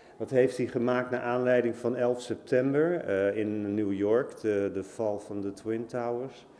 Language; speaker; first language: Dutch; native; Dutch